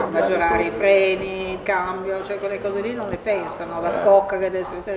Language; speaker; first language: Italian; native; Italian